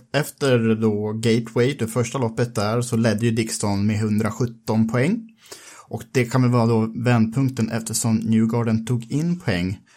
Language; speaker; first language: Swedish; native; Swedish